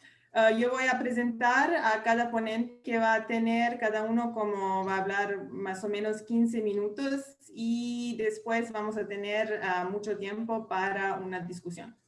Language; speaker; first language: Spanish; non-native, fluent; English